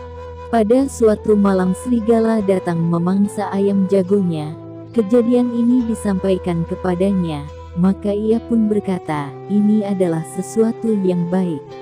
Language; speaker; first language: Indonesian; native; Indonesian